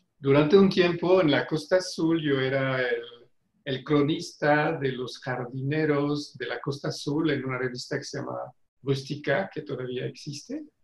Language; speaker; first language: Spanish; non-native, fluent; French